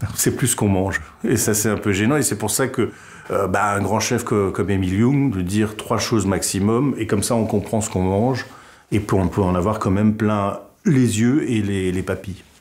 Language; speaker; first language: French; native; French